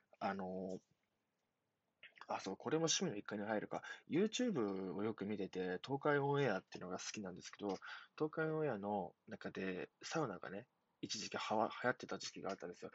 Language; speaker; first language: Japanese; native; Japanese